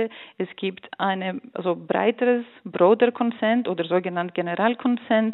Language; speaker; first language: German; non-native, fluent; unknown